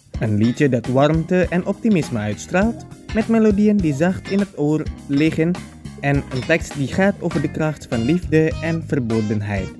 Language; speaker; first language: Dutch; non-native, fluent; Indonesian